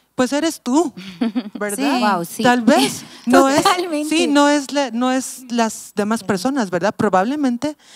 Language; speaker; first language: Spanish; native; Spanish